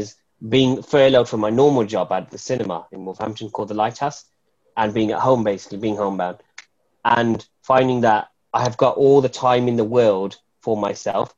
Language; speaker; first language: English; native; English